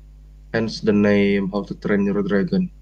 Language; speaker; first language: English; non-native, fluent; Indonesian